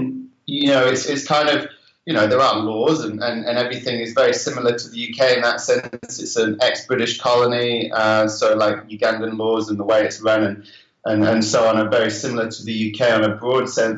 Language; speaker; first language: English; native; English